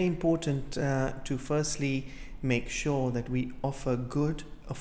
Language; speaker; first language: English; non-native, local second language; Gujarati